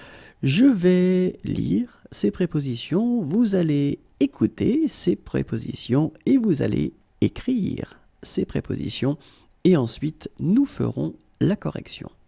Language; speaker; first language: French; native; French